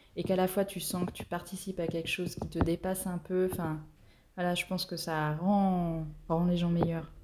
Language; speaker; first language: French; native; French